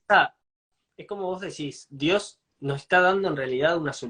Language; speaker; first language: Spanish; native; Spanish